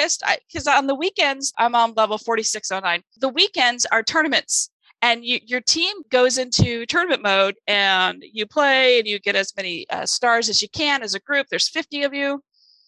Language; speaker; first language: English; non-native, fluent; German